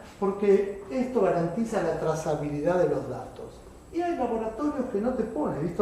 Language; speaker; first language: Spanish; native; Spanish